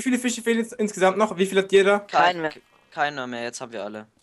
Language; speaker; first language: German; native; German